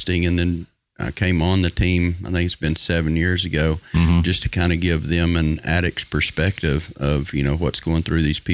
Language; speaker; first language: English; native; English